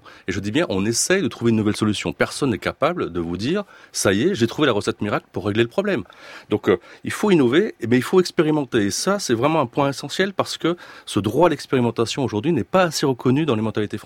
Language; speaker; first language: French; native; French